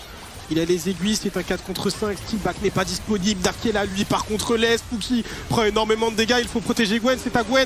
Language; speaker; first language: French; native; French